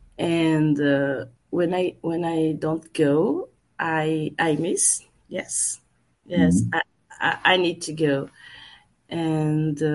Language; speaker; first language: English; non-native, learner; Portuguese